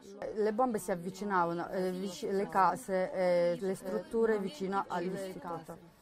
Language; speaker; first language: Italian; non-native, fluent; Ukrainian